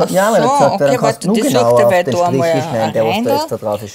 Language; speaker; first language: German; native; German